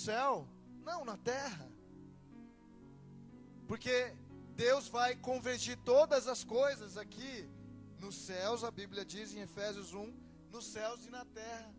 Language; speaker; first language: Portuguese; native; Portuguese